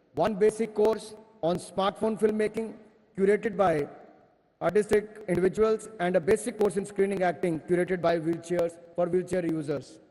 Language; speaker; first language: English; non-native, local second language; Hindi